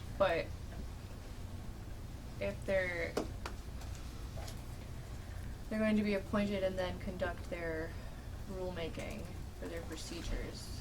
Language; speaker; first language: English; native; English